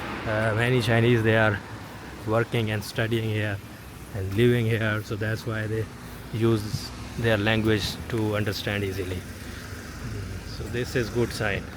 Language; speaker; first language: English; non-native, local second language; Urdu